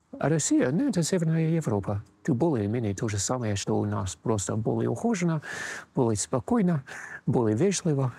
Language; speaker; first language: Russian; non-native, fluent; English